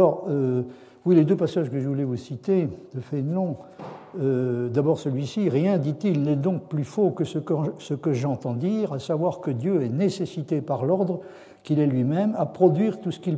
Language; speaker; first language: French; native; French